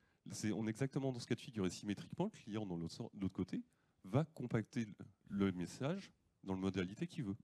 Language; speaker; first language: French; native; French